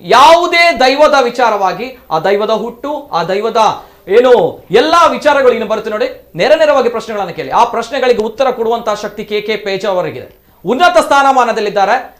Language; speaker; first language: Kannada; non-native, local second language; Tulu